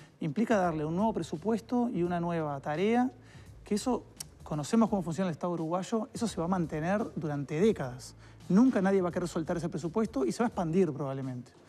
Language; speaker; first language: Spanish; native; Spanish